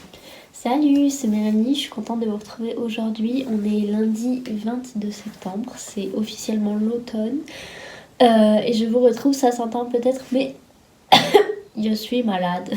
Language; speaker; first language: French; native; French